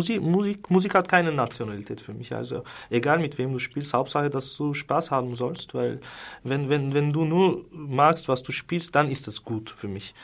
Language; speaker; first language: German; non-native, fluent; Turkish